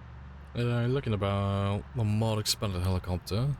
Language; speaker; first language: English; native; English